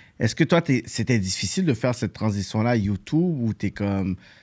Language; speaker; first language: French; native; French